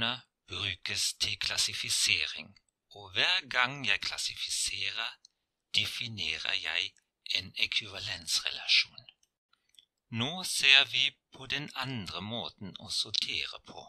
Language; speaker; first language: Norwegian; non-native, fluent; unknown